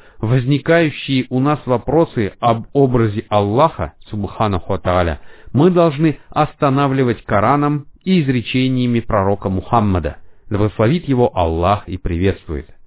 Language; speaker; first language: Russian; non-native, fluent; Arabic